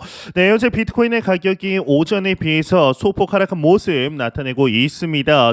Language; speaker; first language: Korean; native; Korean